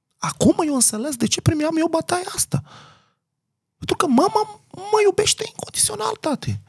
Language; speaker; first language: Romanian; non-native, fluent; Portuguese